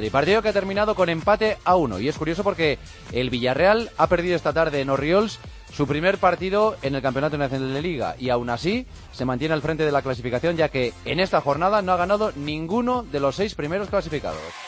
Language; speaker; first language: Spanish; native; Spanish